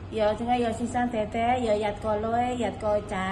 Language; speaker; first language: Cantonese; non-native, learner; Indonesian